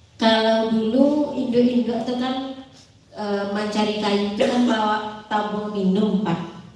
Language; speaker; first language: Indonesian; non-native, local second language; Minangkabau